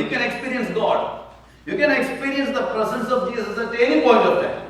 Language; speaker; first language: English; non-native, local second language; Malayalam